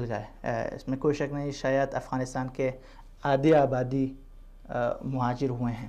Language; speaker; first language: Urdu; non-native, fluent; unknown